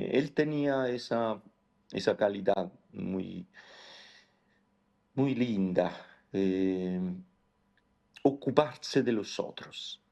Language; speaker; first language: Spanish; non-native, fluent; Italian